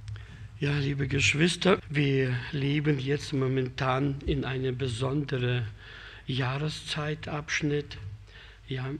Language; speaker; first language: German; non-native, fluent; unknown